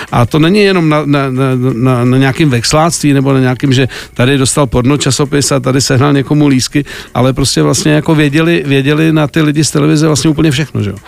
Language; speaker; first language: Czech; native; Czech